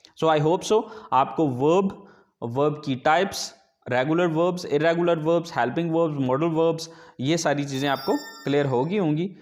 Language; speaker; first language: Urdu; native; Urdu